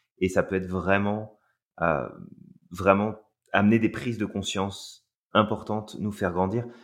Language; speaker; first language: French; native; French